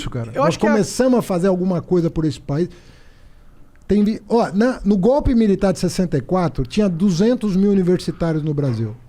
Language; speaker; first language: Portuguese; native; Portuguese